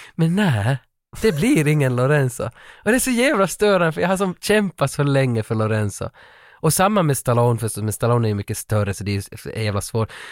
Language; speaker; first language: Swedish; native; Swedish